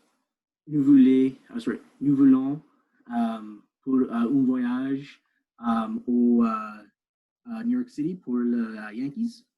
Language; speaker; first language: French; non-native, learner; English